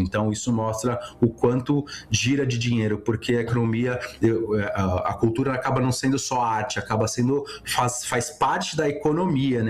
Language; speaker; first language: Portuguese; native; Portuguese